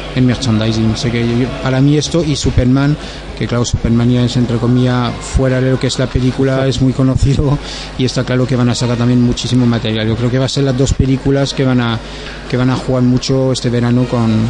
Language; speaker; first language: Spanish; non-native, fluent; French